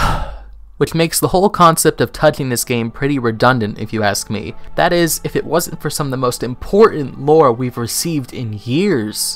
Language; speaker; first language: English; native; English